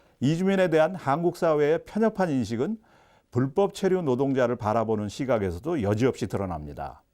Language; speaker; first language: Korean; native; Korean